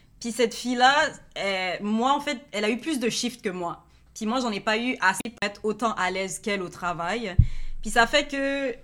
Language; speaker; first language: French; native; French